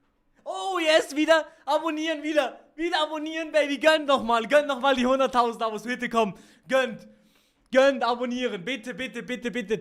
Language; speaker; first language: German; native; German